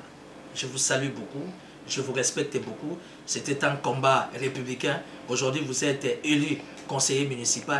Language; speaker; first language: French; non-native, local second language; Lingala